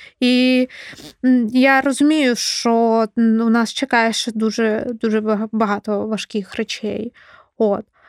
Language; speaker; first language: Ukrainian; non-native, local second language; Russian